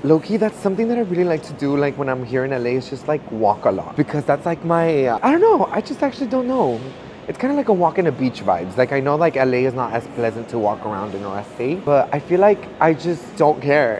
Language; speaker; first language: English; early bilingual, other home language; Spanish